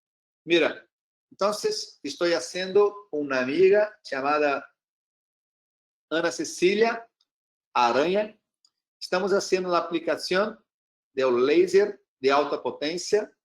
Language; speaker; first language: Spanish; non-native, learner; Portuguese